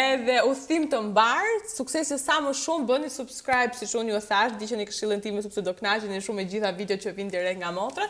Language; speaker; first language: Albanian; native; Albanian